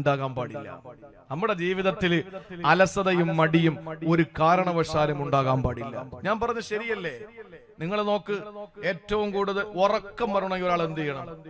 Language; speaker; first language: Malayalam; native; Malayalam